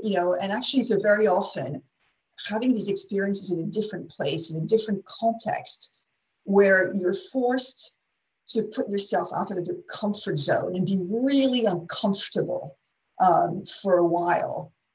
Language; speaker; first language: English; non-native, fluent; French